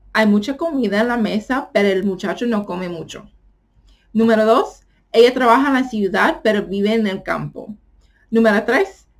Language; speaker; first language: Spanish; non-native, fluent; English